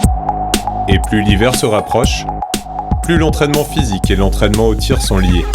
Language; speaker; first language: French; native; French